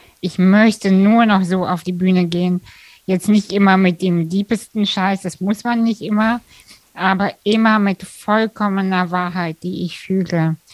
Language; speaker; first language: German; early bilingual, other home language; Russian